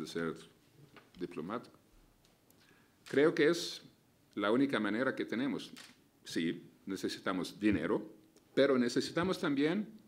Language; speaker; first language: Spanish; non-native, fluent; Arabic